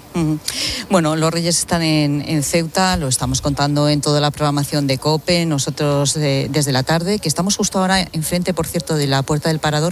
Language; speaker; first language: Spanish; native; Spanish